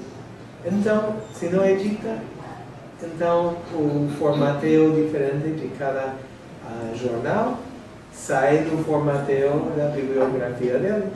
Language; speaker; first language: Portuguese; non-native, fluent; English